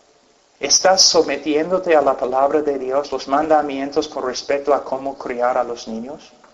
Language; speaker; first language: Spanish; non-native, fluent; English